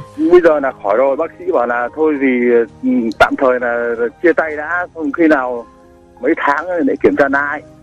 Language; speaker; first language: Vietnamese; native; Vietnamese